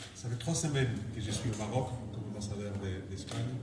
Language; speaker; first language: French; non-native, fluent; Spanish